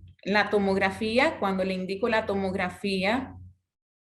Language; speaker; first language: Spanish; native; Spanish